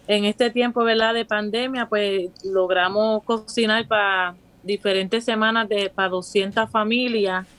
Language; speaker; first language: Spanish; native; Spanish